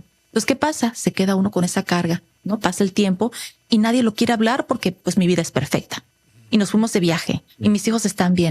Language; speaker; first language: Spanish; native; Spanish